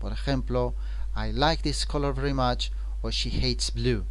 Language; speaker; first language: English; non-native, fluent; Spanish